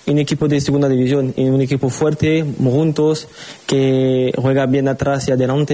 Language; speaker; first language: Spanish; non-native, learner; French